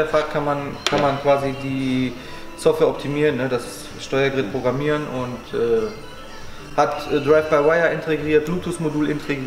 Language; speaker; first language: German; native; German